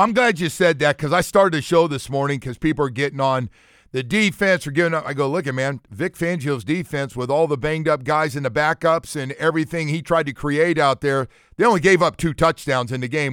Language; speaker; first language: English; native; English